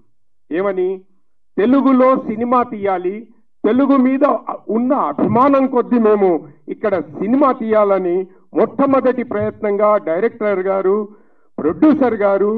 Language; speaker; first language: Telugu; native; Telugu